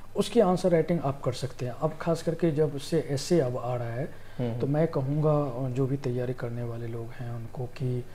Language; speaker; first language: Hindi; native; Hindi